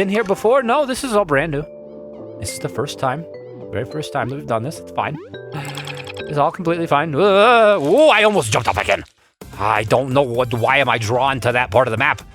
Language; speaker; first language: English; native; English